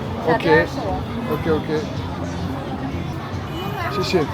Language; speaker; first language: Chinese; non-native, learner; French